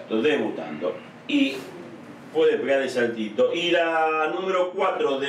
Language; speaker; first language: Spanish; native; Spanish